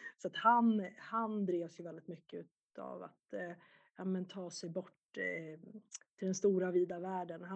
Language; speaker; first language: Swedish; early bilingual, other home language; Arabic